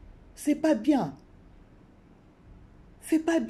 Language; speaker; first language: French; non-native, local second language; Lingala